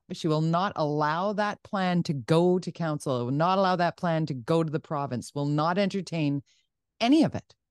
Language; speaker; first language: English; native; English